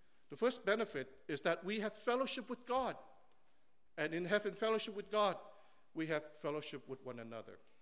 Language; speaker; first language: English; early bilingual, other home language; Vietnamese